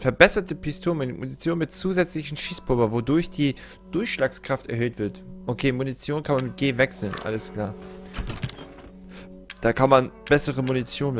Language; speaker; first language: German; native; German